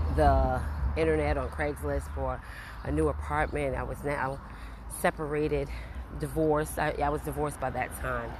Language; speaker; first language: English; native; English